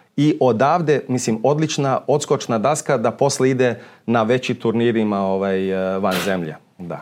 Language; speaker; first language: Serbian; early bilingual, heritage; Serbian